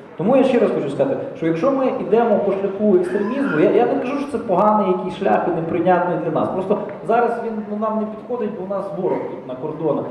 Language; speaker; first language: Ukrainian; native; Ukrainian